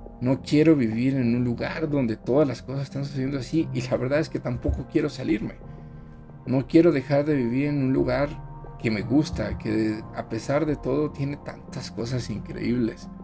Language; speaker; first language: Spanish; native; Spanish